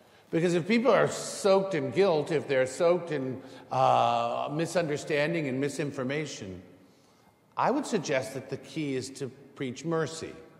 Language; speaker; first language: English; native; English